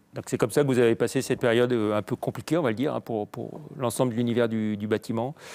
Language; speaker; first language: French; native; French